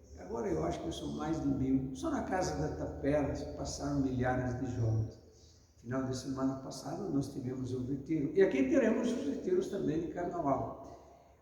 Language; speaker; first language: Portuguese; non-native, fluent; Italian